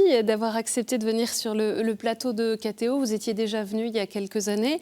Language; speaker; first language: French; native; French